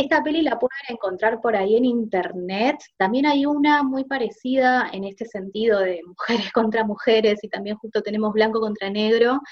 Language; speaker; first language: Spanish; native; Spanish